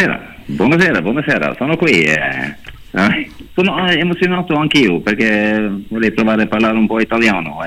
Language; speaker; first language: Italian; non-native, learner; Norwegian